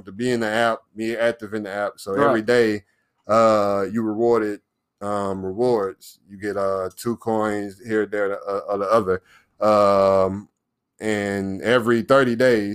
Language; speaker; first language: English; native; English